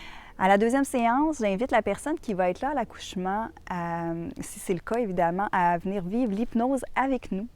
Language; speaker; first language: French; native; French